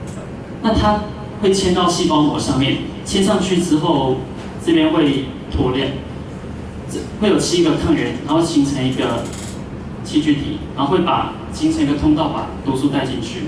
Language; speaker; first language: Chinese; native; Chinese